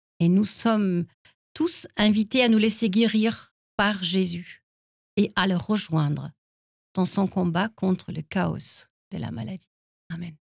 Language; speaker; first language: French; non-native, fluent; German